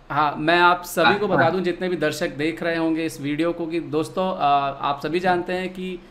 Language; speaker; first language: Hindi; native; Hindi